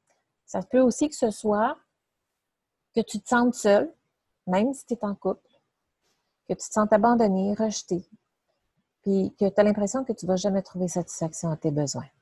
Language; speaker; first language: French; native; French